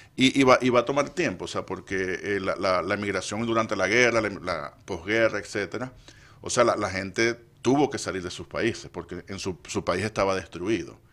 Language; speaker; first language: Spanish; native; Spanish